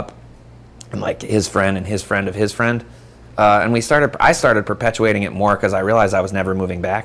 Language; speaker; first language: English; native; English